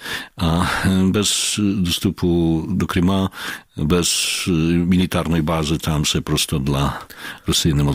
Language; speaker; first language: Ukrainian; non-native, fluent; Polish